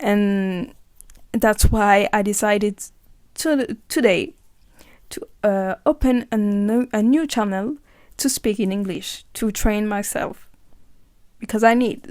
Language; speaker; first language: English; non-native, learner; French